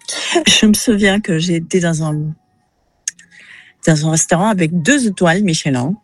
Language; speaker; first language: French; non-native, fluent; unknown